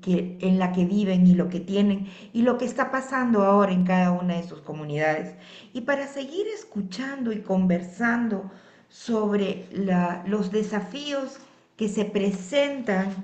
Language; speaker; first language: Spanish; native; Spanish